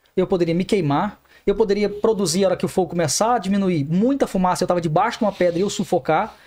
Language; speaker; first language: Portuguese; native; Portuguese